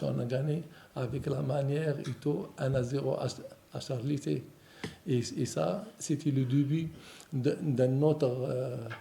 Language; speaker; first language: French; non-native, local second language; Arabic